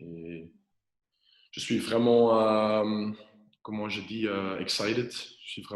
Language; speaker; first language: French; non-native, local second language; Dutch